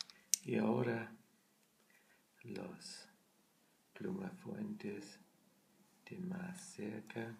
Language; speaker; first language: Spanish; non-native, learner; German